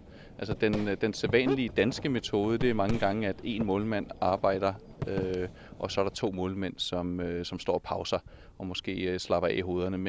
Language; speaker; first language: Danish; native; Danish